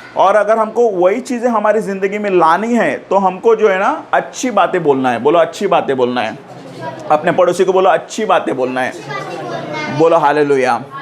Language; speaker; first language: Hindi; non-native, local second language; Marathi